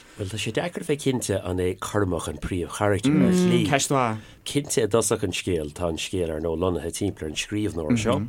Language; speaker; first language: Irish; non-native, local second language; English